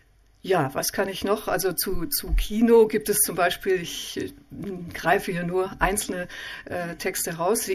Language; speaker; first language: German; native; German